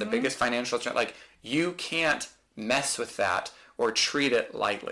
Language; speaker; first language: English; native; English